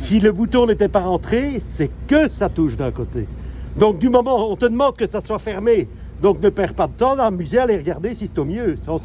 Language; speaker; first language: French; native; French